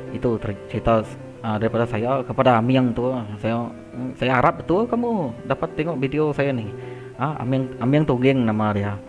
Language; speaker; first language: Malay; non-native, local second language; Iban